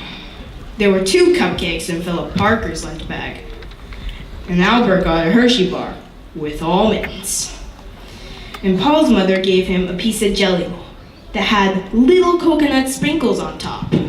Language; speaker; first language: English; native; English